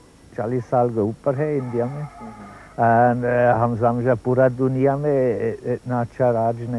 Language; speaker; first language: Hindi; non-native, learner; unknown